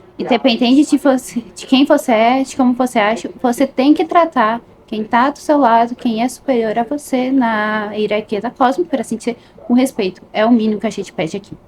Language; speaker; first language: Portuguese; native; Portuguese